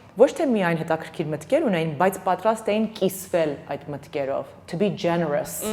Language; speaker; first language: Armenian; early bilingual, heritage; Armenian